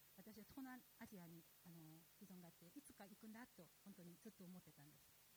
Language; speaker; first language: Japanese; non-native, fluent; Korean